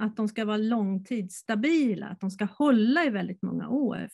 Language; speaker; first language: Swedish; native; Swedish